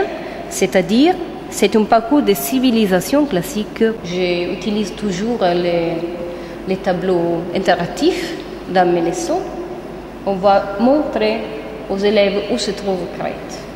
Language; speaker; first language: French; non-native, fluent; Italian